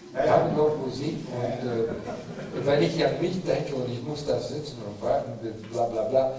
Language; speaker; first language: German; non-native, fluent; English